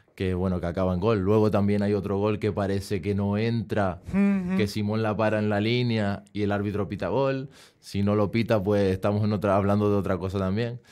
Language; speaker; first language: Spanish; native; Spanish